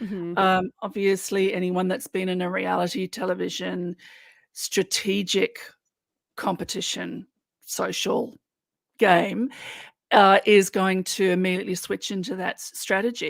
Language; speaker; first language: English; native; English